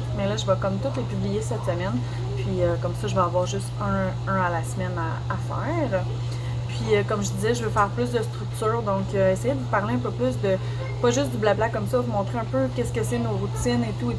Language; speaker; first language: French; native; French